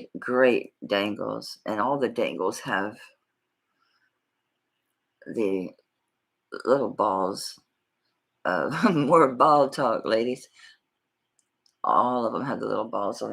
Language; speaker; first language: English; native; English